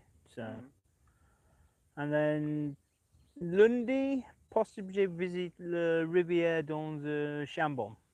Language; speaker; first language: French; non-native, learner; English